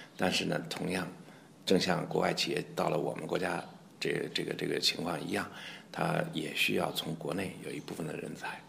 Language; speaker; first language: Chinese; native; Chinese